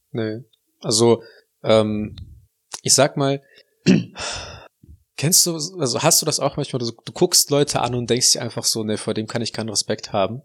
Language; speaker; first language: German; native; German